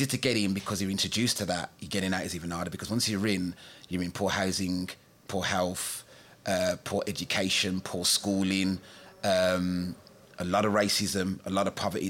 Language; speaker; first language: English; native; English